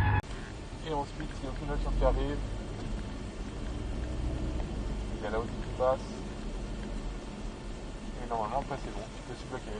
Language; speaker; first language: French; native; French